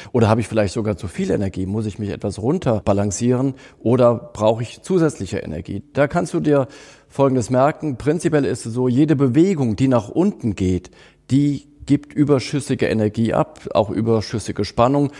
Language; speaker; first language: German; native; German